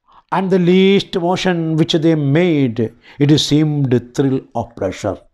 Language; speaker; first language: English; non-native, local second language; Malayalam